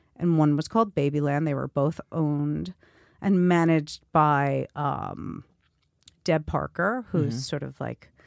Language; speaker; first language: English; native; English